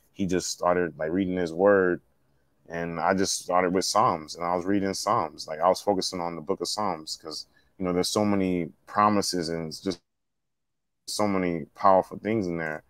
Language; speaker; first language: English; native; English